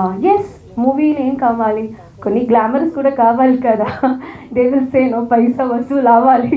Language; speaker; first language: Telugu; non-native, fluent; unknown